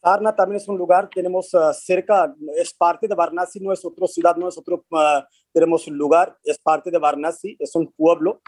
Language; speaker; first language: Spanish; non-native, fluent; Hindi